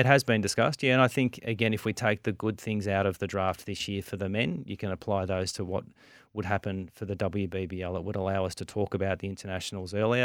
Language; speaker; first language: English; native; English